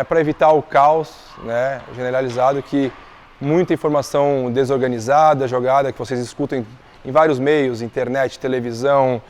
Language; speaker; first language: Portuguese; native; Portuguese